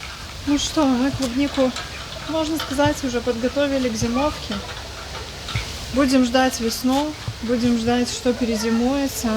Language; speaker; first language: Russian; native; Russian